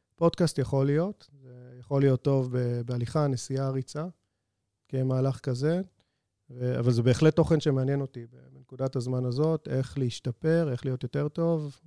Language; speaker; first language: Hebrew; native; Hebrew